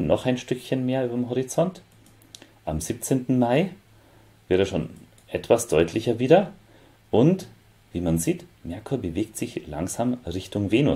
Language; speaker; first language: German; native; German